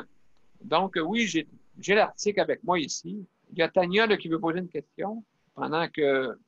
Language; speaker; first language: French; native; French